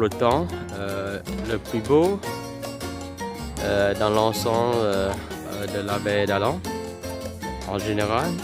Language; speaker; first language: French; non-native, fluent; Vietnamese